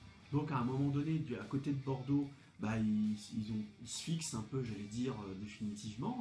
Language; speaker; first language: French; native; French